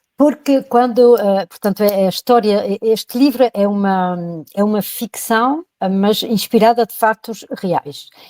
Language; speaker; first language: Portuguese; early bilingual, heritage; Portuguese